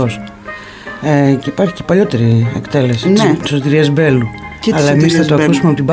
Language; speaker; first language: Greek; native; Greek